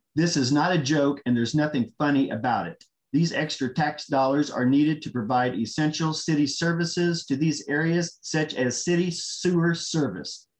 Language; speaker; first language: English; native; English